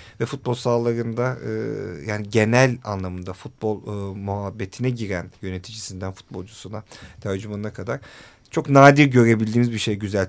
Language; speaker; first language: Turkish; native; Turkish